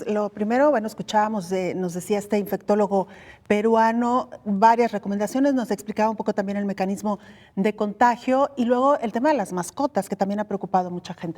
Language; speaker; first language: Spanish; native; Spanish